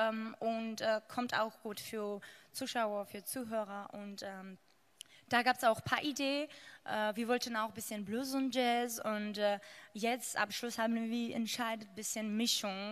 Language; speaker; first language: German; non-native, fluent; Georgian